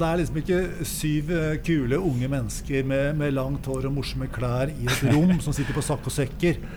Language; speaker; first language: Norwegian; native; Norwegian